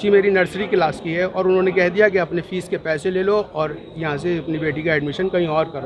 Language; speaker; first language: Hindi; native; Hindi